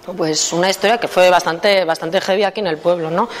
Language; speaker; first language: Spanish; native; Spanish